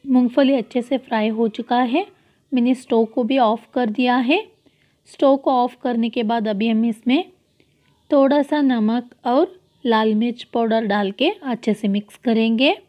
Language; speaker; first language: Hindi; non-native, local second language; Kannada